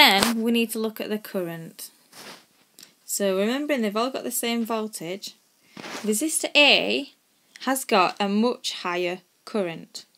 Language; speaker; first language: English; native; English